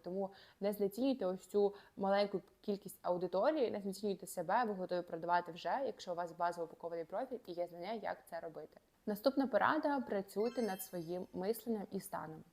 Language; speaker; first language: Ukrainian; native; Ukrainian